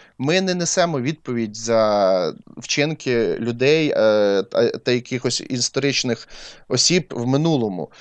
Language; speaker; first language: Ukrainian; non-native, local second language; Russian